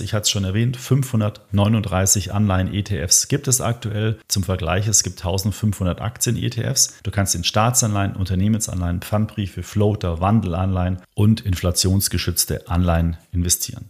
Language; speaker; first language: German; native; German